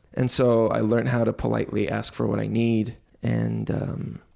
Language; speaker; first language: English; early bilingual, other home language; Arabic